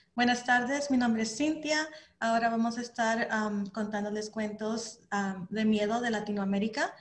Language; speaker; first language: Spanish; early bilingual, heritage; Spanish